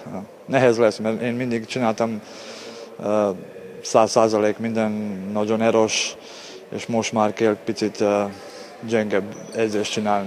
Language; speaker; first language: Hungarian; non-native, learner; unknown